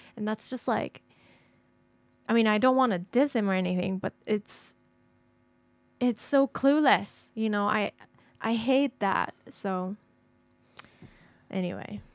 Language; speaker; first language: English; non-native, fluent; Japanese